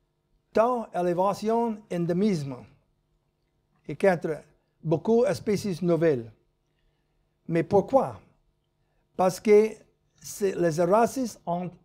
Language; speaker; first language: French; non-native, learner; English